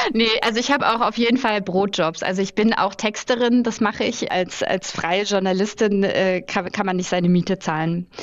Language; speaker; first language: German; native; German